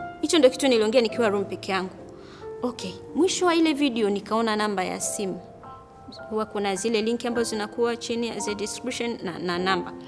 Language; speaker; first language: Swahili; native; Swahili